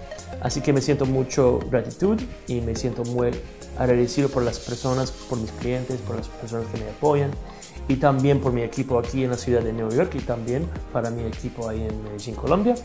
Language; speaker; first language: Spanish; non-native, fluent; English